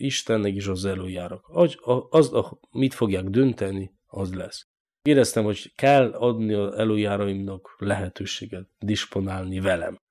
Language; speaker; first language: Hungarian; non-native, learner; Polish